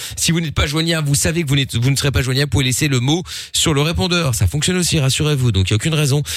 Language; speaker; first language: French; early bilingual, other home language; Portuguese